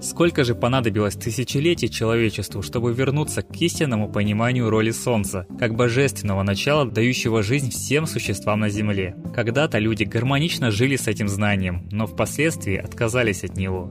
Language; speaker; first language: Russian; native; Russian